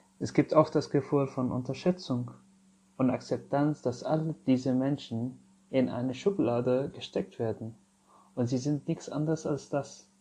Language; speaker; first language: German; non-native, fluent; Arabic